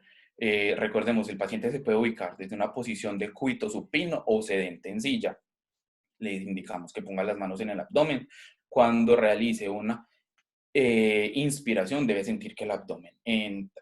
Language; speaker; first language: Spanish; native; Spanish